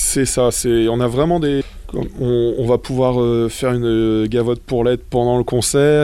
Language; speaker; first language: French; native; French